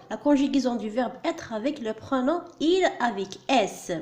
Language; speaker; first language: French; non-native, local second language; Arabic